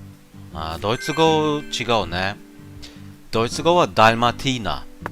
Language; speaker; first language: Japanese; non-native, learner; German